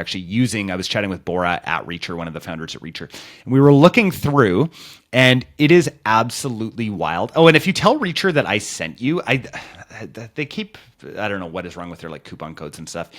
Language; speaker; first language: English; native; English